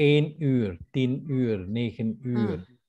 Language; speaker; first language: Dutch; non-native, fluent; Indonesian